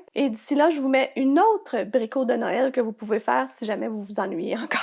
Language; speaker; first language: French; native; French